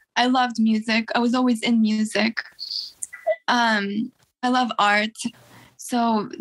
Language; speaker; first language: English; early bilingual, other home language; Russian